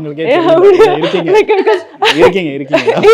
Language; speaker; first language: Tamil; native; Tamil